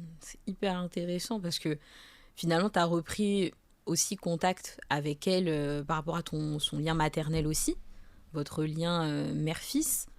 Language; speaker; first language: French; native; French